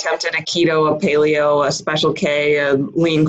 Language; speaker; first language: English; native; English